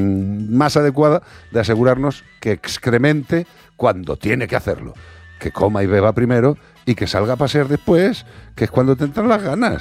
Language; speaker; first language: Spanish; native; Spanish